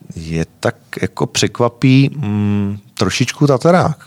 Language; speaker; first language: Czech; native; Czech